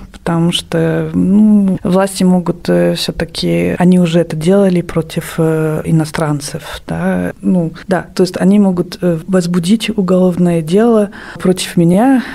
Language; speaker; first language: Russian; non-native, fluent; French